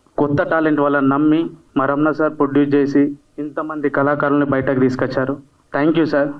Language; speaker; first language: Telugu; native; Telugu